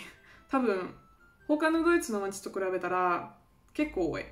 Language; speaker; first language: Japanese; non-native, fluent; German